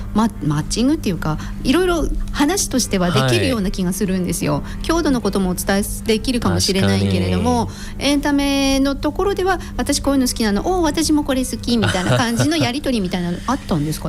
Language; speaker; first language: Japanese; native; Japanese